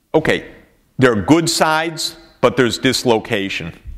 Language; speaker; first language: English; native; English